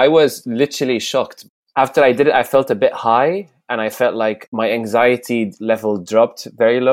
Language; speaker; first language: English; non-native, fluent; Arabic